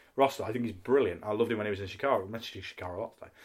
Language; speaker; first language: English; native; English